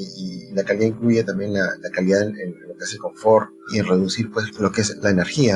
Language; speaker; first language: Spanish; native; Spanish